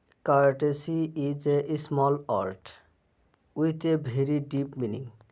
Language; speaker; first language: English; non-native, local second language; Bangla